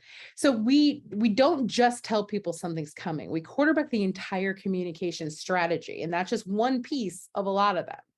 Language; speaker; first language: English; native; English